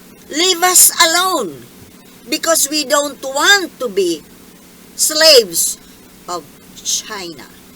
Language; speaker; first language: English; non-native, local second language; Filipino